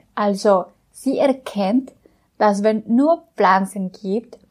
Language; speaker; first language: German; non-native, learner; Spanish